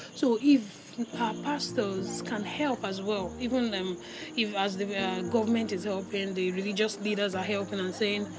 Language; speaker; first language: English; non-native, local second language; Igbo